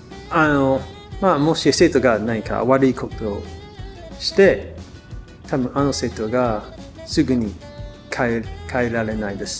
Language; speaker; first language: Japanese; non-native, learner; English